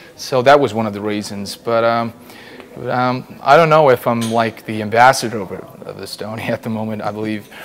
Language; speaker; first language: English; non-native, fluent; Estonian